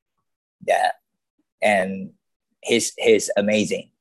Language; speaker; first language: English; non-native, learner; Chinese